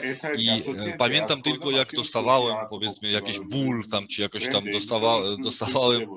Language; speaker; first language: Polish; non-native, fluent; Georgian